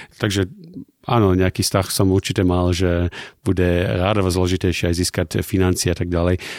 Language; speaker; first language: Slovak; early bilingual, heritage; German